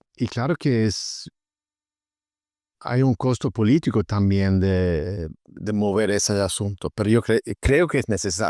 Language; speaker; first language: Spanish; non-native, fluent; Swedish